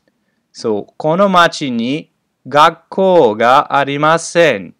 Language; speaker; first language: Japanese; non-native, fluent; English